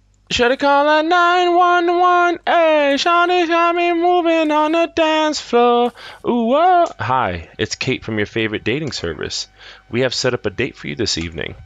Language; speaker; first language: English; native; English